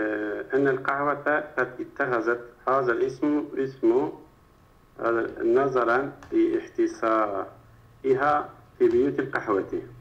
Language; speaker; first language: Arabic; non-native, learner; Turkish